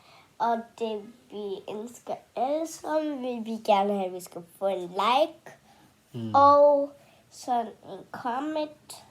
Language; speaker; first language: Danish; early bilingual, other home language; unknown